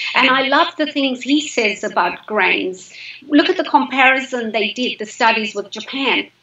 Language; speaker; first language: English; native; English